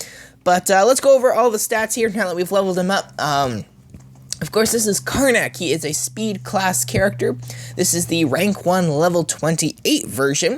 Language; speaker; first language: English; native; English